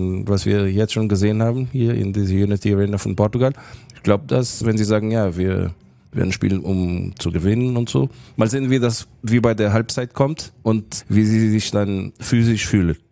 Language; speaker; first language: German; non-native, fluent; Portuguese